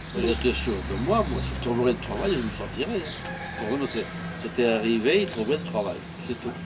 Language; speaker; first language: French; non-native, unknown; Portuguese